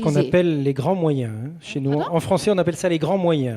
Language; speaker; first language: French; native; French